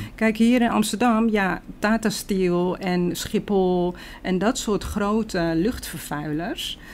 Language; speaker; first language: Dutch; native; Dutch